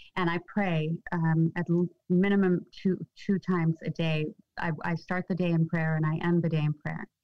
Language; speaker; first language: English; native; English